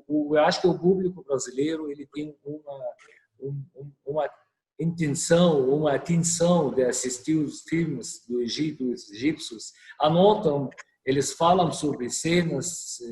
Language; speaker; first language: Portuguese; non-native, fluent; Arabic